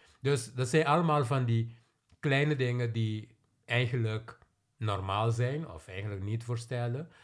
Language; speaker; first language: Dutch; non-native, local second language; Papiamento